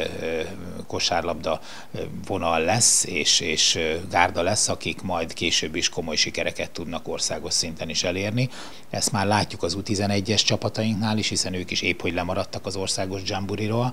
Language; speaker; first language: Hungarian; native; Hungarian